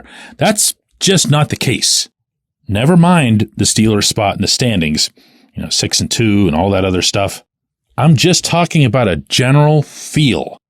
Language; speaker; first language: English; native; English